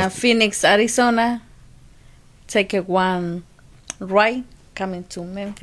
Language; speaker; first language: English; non-native, learner; Spanish